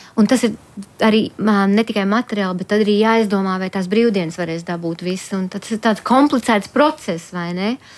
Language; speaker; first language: Latvian; early bilingual, heritage; Latvian